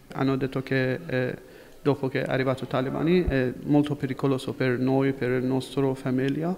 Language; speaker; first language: Italian; non-native, learner; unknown